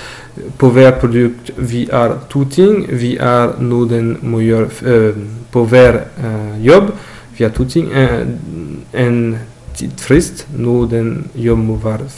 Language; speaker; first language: Norwegian; non-native, learner; French